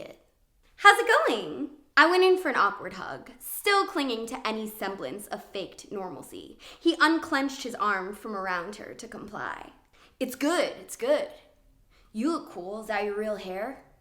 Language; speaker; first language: English; native; English